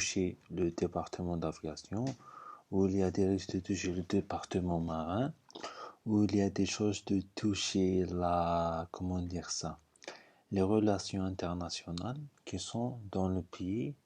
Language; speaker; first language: French; non-native, fluent; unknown